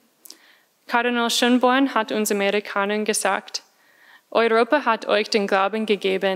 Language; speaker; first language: German; non-native, fluent; English